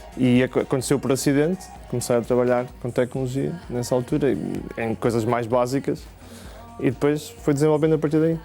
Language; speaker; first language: Portuguese; native; Portuguese